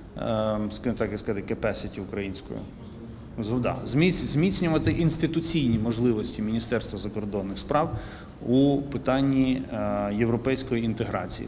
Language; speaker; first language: Ukrainian; native; Ukrainian